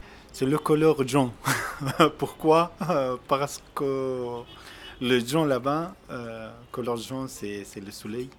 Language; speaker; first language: French; non-native, learner; Arabic